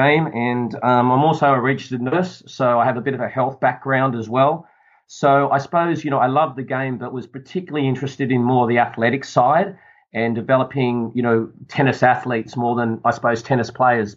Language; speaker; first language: English; native; English